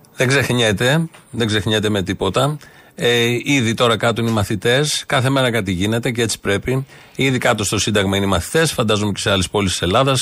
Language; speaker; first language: Greek; native; Greek